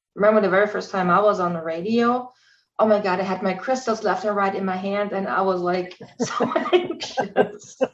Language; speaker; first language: English; non-native, fluent; German